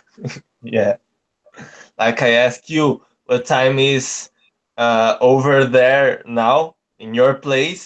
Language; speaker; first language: English; non-native, learner; Portuguese